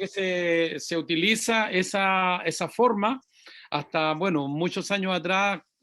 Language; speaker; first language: Spanish; native; Spanish